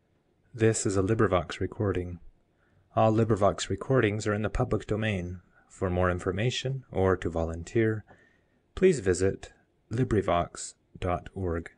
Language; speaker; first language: English; native; English